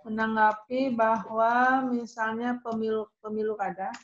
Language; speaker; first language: Indonesian; native; Indonesian